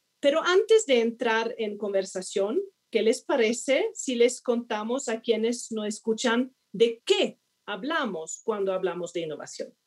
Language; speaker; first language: Spanish; non-native, fluent; Swedish